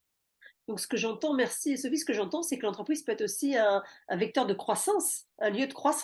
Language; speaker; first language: French; native; French